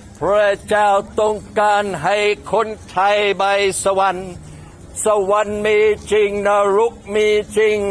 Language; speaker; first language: Thai; non-native, fluent; English